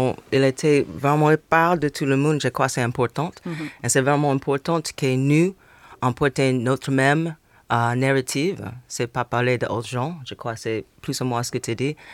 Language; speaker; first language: French; non-native, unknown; English